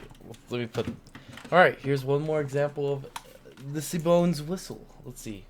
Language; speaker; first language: English; native; English